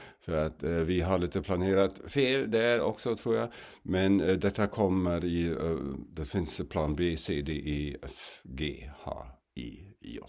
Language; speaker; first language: Swedish; non-native, fluent; German